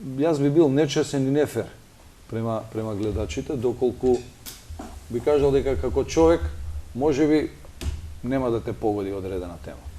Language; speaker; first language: Macedonian; non-native, local second language; Albanian